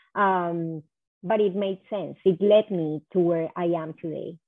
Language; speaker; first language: English; non-native, fluent; Spanish